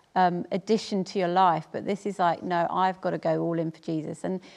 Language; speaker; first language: English; native; English